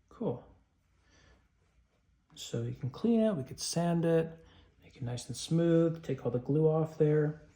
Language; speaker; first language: English; native; English